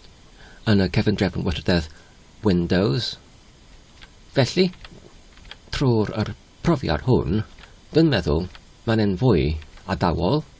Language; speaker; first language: Welsh; non-native, learner; English